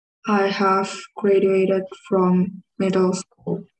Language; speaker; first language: English; non-native, learner; Indonesian